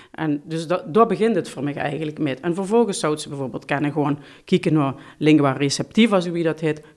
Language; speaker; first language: Dutch; non-native, local second language; Limburgish